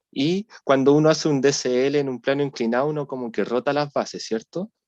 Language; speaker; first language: Spanish; native; Spanish